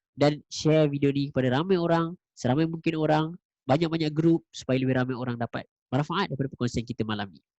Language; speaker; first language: Malay; native; Malay